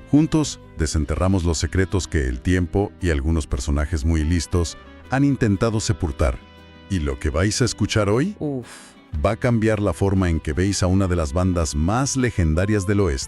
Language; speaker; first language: Spanish; native; Spanish